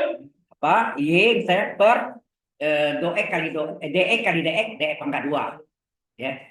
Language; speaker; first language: Indonesian; native; Indonesian